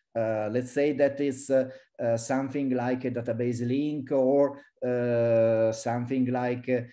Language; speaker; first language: English; non-native, fluent; Italian